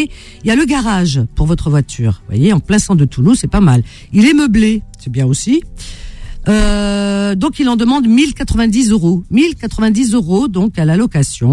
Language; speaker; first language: French; native; French